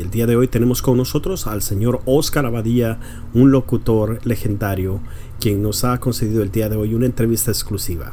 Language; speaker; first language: Spanish; early bilingual, heritage; Spanish